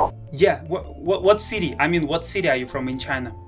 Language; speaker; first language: English; non-native, fluent; Russian